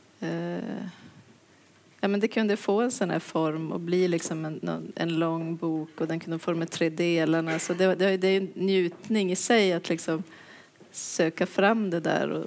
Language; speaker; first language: Swedish; native; Swedish